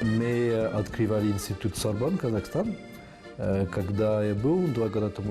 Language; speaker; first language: Russian; non-native, fluent; French